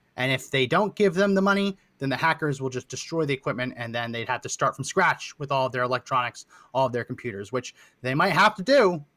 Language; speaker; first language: English; native; English